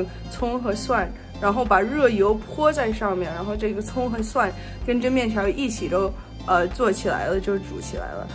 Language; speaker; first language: Chinese; early bilingual, heritage; Chinese